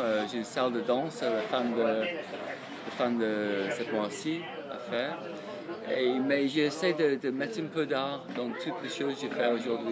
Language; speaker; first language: French; non-native, fluent; English